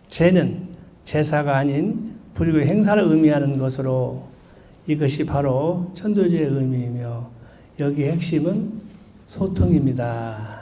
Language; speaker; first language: Korean; native; Korean